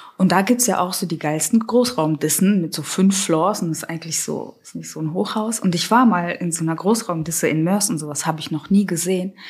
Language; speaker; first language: German; early bilingual, other home language; Russian